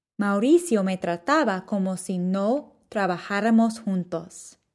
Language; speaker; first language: Spanish; non-native, fluent; English